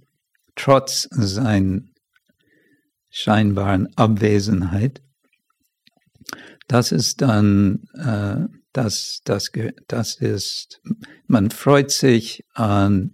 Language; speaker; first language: German; non-native, fluent; English